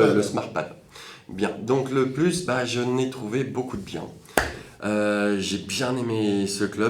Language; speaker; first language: French; native; French